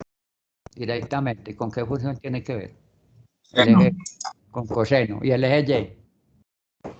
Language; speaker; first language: Spanish; native; Spanish